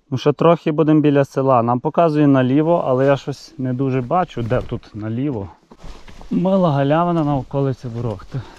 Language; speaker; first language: Ukrainian; native; Ukrainian